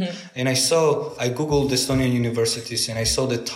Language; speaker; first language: English; non-native, fluent; Georgian